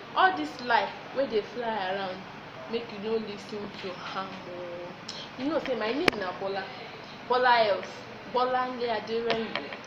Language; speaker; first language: Nigerian Pidgin; non-native, local second language; Yoruba